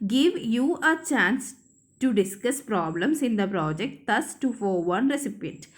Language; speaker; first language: English; non-native, local second language; Malayalam